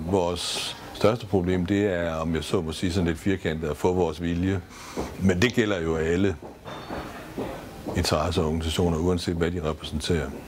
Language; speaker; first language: Danish; native; Danish